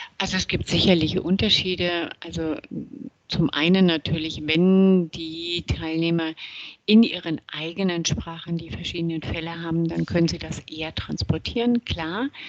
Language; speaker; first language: German; native; German